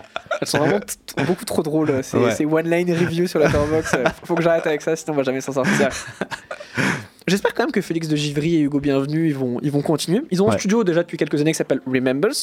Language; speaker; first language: French; native; French